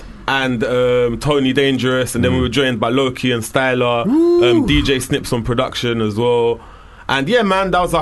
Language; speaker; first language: English; native; English